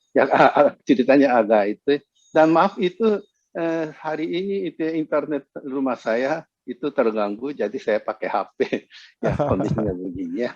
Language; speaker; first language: Indonesian; non-native, fluent; Japanese